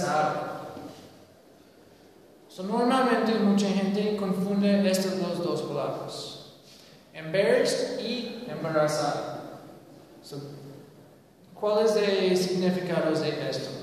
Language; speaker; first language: Spanish; non-native, learner; English